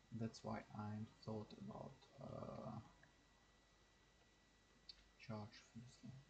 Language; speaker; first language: English; non-native, learner; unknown